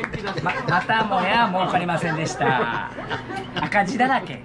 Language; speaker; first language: Japanese; native; Japanese